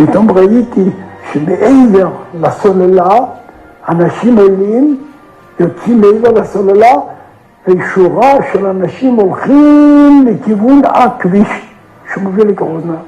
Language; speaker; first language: Hebrew; non-native, fluent; Yiddish